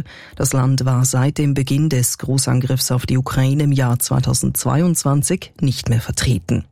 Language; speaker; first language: German; native; German